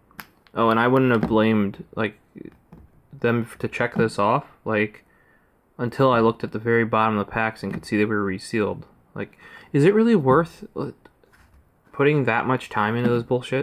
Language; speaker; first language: English; native; English